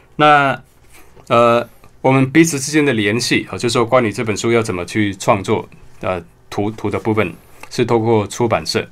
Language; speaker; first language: Chinese; non-native, local second language; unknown